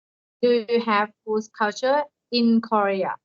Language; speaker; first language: English; non-native, learner; Thai